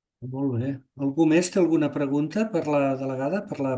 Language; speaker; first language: Catalan; native; Catalan